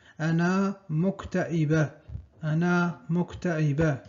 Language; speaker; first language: Arabic; non-native, fluent; Spanish